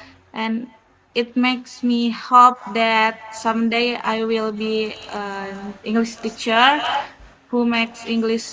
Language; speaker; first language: English; non-native, learner; Indonesian